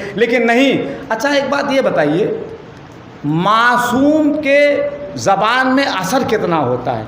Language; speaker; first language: Urdu; native; Urdu